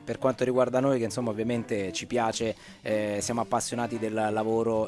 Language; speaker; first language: Italian; native; Italian